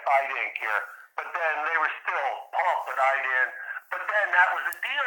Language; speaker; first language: English; early bilingual, other home language; Italian